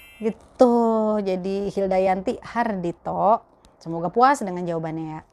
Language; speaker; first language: Indonesian; native; Indonesian